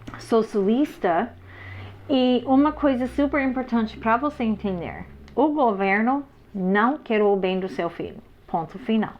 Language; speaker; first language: Portuguese; non-native, fluent; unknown